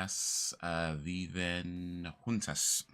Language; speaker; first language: Spanish; non-native, learner; English